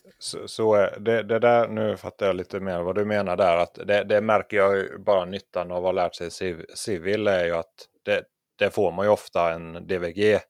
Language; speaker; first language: Swedish; native; Swedish